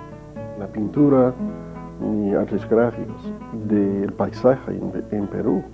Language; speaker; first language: Spanish; non-native, fluent; English